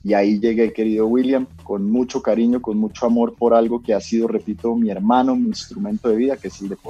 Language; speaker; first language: Spanish; native; Spanish